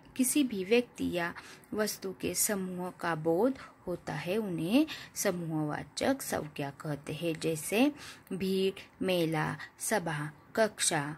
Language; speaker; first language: Hindi; non-native, local second language; Marathi